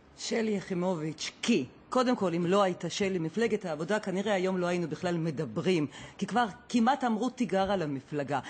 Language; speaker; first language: Hebrew; early bilingual, other home language; Georgian